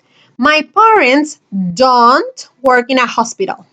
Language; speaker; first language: English; non-native, fluent; Spanish